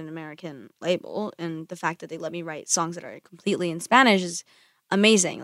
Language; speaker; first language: English; early bilingual, other home language; Spanish